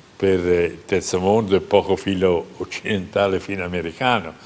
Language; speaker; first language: Italian; native; Italian